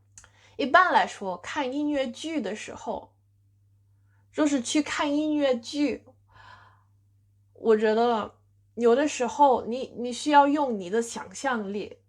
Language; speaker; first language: Chinese; non-native, fluent; English